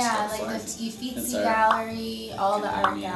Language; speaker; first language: English; native; English